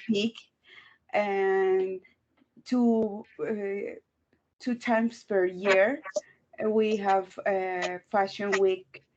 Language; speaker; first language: English; non-native, learner; Spanish